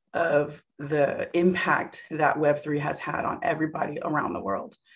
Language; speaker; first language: English; native; English